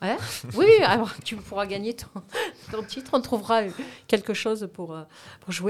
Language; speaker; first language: French; native; French